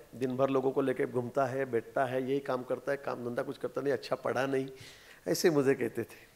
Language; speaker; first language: Hindi; non-native, local second language; Marathi